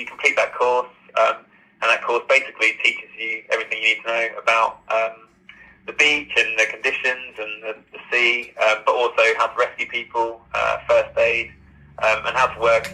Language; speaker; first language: English; native; English